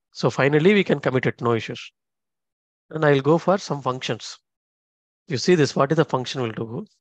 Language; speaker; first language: English; non-native, local second language; Tamil